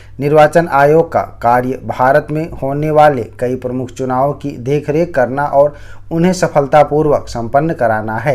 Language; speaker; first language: Hindi; native; Hindi